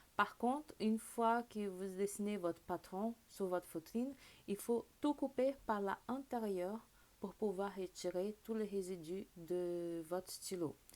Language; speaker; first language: French; non-native, fluent; Portuguese